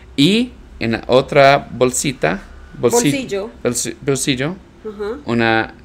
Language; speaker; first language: Spanish; non-native, learner; English